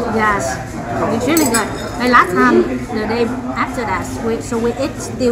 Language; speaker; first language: English; non-native, learner; Vietnamese